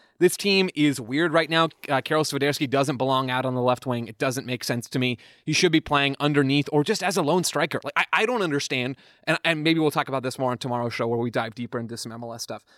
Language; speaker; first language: English; native; English